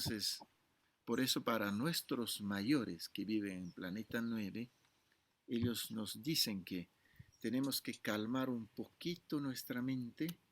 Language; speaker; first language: Spanish; non-native, fluent; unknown